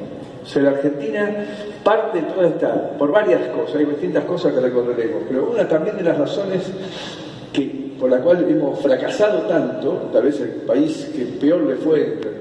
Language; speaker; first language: Spanish; native; Spanish